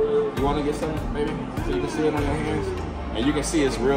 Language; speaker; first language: English; native; English